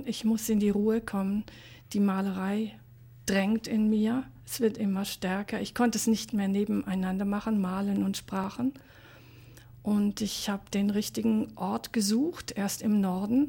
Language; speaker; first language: German; native; German